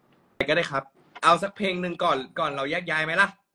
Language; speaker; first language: Thai; native; Thai